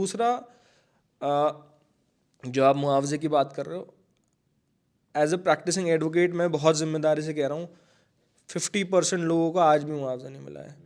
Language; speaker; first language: Hindi; native; Hindi